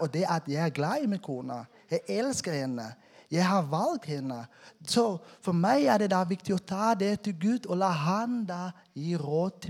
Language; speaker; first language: Norwegian; non-native, fluent; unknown